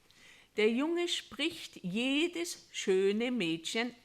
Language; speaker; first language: German; non-native, fluent; Portuguese